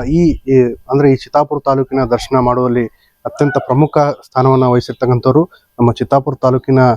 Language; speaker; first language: Kannada; native; Kannada